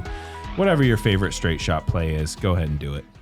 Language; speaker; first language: English; native; English